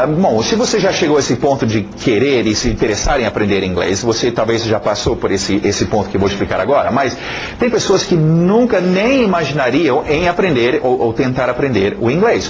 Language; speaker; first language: Portuguese; non-native, fluent; English